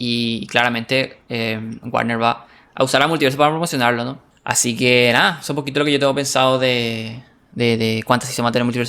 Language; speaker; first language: Spanish; native; Spanish